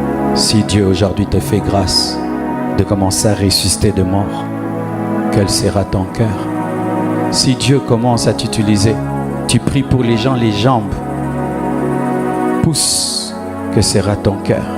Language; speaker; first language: French; non-native, local second language; Lingala